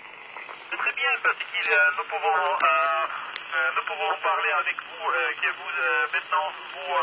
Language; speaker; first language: French; non-native, learner; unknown